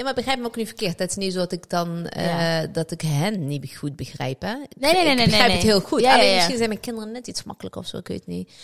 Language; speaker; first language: Dutch; early bilingual, other home language; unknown